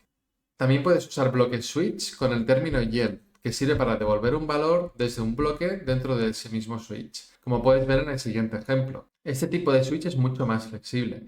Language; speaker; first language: Spanish; native; Spanish